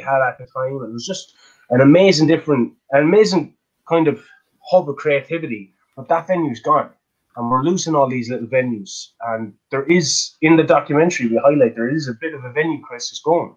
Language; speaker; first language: English; native; English